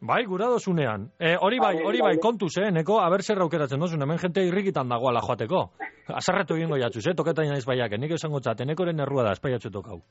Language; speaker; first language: Basque; native; Basque